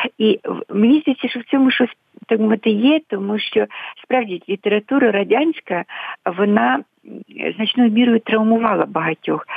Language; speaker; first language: Ukrainian; native; Ukrainian